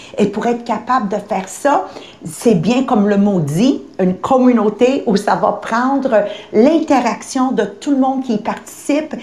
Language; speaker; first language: French; native; French